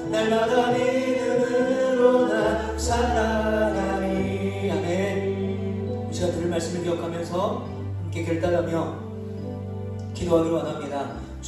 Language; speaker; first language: Korean; native; Korean